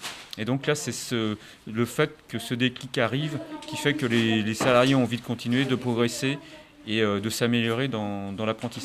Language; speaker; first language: French; native; French